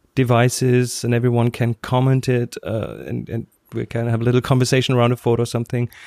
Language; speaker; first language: English; non-native, fluent; German